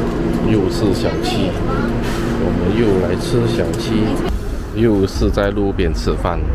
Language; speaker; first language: Chinese; native; Chinese